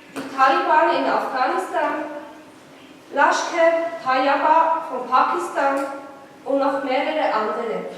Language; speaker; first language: German; non-native, fluent; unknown